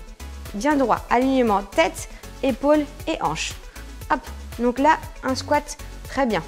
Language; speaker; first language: French; native; French